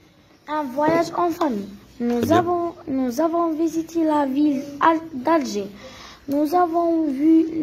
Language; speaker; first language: French; non-native, learner; Arabic